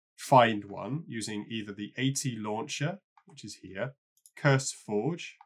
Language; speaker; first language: English; native; English